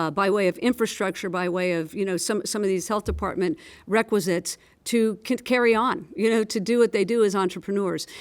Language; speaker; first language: English; native; English